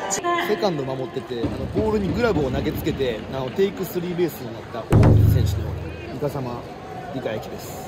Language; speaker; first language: Japanese; native; Japanese